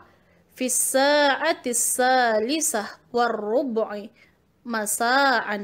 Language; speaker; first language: Arabic; non-native, learner; Indonesian